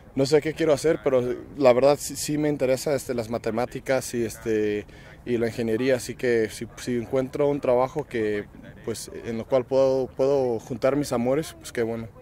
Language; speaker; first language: Spanish; early bilingual, other home language; English